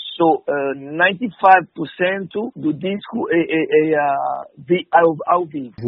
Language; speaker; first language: Portuguese; non-native, learner; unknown